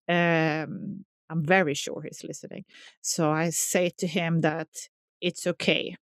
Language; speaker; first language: English; non-native, fluent; Swedish